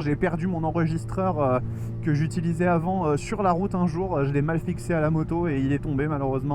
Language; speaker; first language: French; native; French